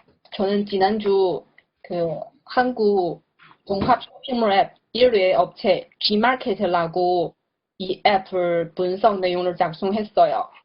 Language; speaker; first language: Korean; non-native, learner; Chinese